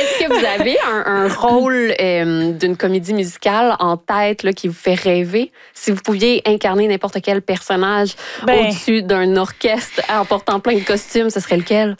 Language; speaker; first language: French; native; French